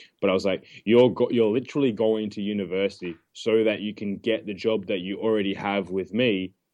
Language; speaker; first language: English; native; English